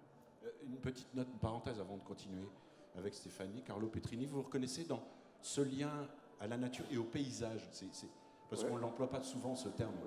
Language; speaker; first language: French; native; French